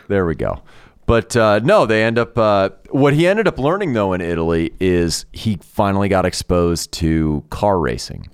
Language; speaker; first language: English; early bilingual, other home language; Italian